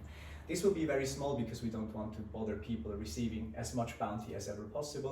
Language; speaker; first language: English; non-native, fluent; Swiss German